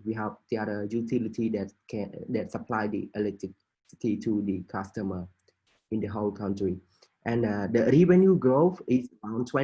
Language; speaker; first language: English; non-native, fluent; Khmer